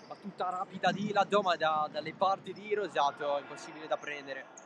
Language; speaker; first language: Italian; native; Italian